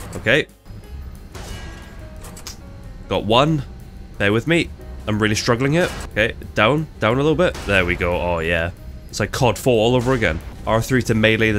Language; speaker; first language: English; native; English